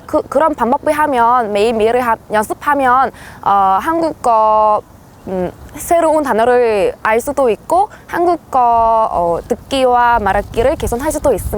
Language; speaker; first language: Korean; non-native, fluent; Vietnamese